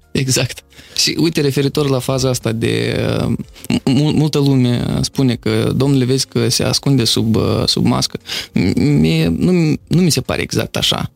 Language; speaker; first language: Romanian; native; Romanian